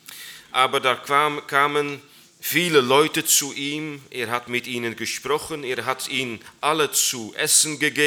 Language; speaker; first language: German; non-native, learner; Dutch